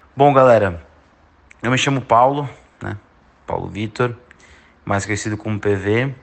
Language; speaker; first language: Portuguese; native; Portuguese